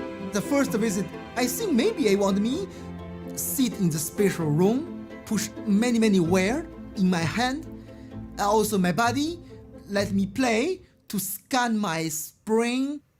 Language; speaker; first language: English; non-native, learner; Chinese